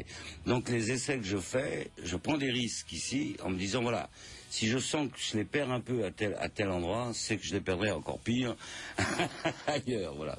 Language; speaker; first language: French; native; French